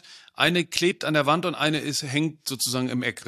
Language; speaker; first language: German; native; German